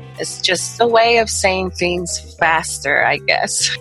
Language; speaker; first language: English; non-native, fluent; Spanish